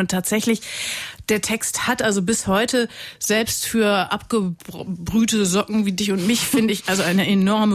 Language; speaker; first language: German; native; German